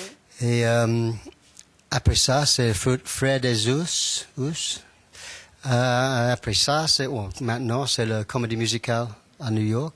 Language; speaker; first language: French; non-native, learner; English